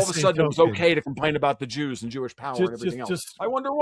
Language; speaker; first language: English; native; English